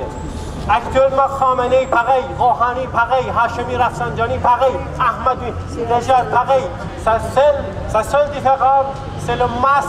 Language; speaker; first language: French; non-native, fluent; Kurdish